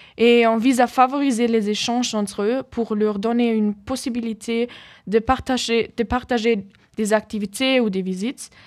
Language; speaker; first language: French; non-native, fluent; German